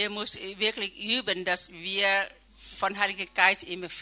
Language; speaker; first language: German; non-native, learner; Thai